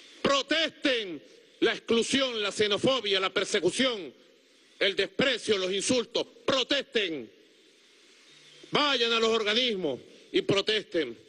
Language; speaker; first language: Spanish; native; Spanish